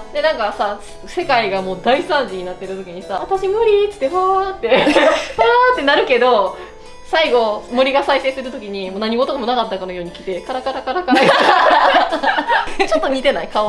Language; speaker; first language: Japanese; native; Japanese